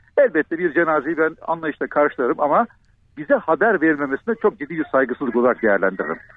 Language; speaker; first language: Turkish; native; Turkish